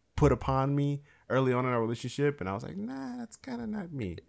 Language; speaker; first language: English; native; English